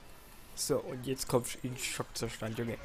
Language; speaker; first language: German; native; German